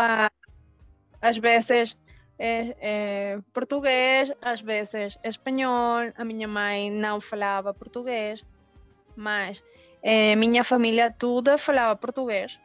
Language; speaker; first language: Portuguese; early bilingual, heritage; Spanish